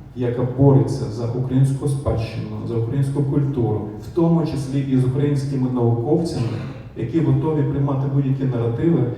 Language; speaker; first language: Ukrainian; non-native, local second language; Russian